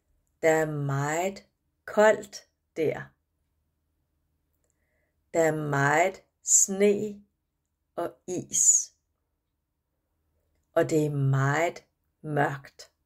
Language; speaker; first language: Danish; non-native, fluent; Japanese